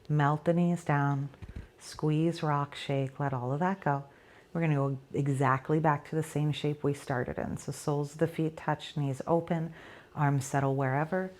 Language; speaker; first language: English; native; English